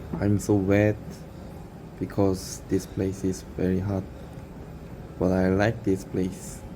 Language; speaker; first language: English; non-native, learner; Korean